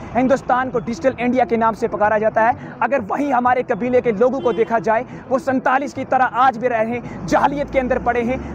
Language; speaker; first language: Hindi; native; Hindi